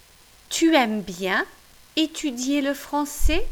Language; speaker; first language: French; non-native, fluent; English